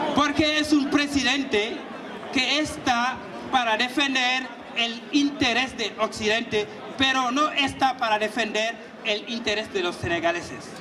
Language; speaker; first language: Spanish; non-native, fluent; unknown